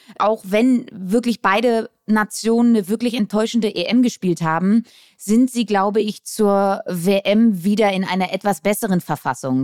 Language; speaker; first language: German; native; German